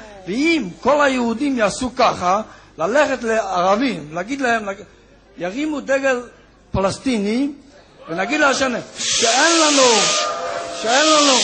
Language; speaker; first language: Hebrew; non-native, fluent; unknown